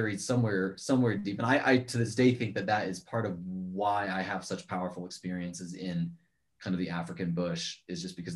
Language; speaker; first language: English; native; English